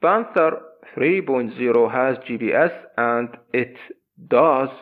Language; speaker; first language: English; non-native, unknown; Arabic